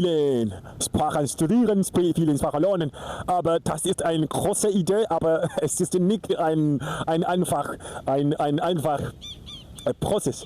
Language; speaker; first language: German; non-native, learner; Portuguese